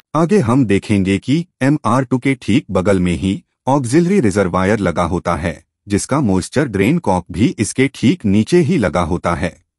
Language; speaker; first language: Hindi; native; Hindi